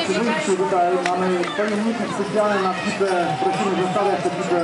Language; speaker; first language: Polish; native; Polish